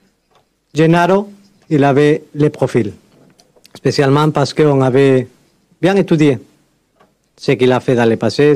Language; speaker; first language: French; non-native, fluent; Spanish